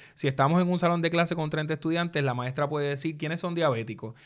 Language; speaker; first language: Spanish; native; Spanish